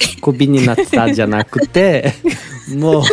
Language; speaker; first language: Japanese; non-native, learner; Portuguese